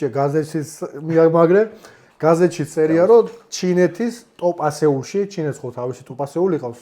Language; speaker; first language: Georgian; native; Georgian